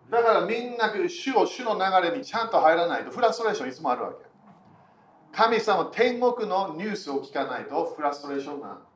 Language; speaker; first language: Japanese; non-native, fluent; English